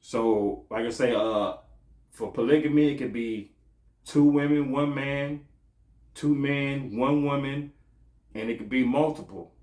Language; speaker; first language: English; native; English